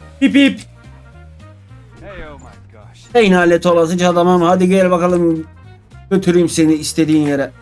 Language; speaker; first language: Turkish; native; Turkish